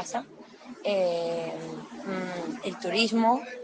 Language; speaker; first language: Italian; non-native, learner; Spanish